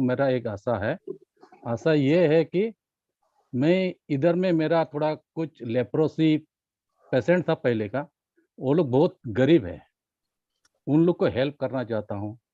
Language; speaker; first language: Hindi; non-native, local second language; Assamese